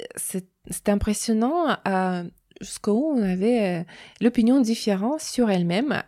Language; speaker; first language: French; non-native, fluent; Russian